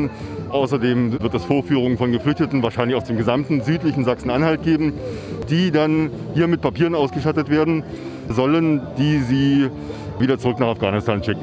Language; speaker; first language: German; native; German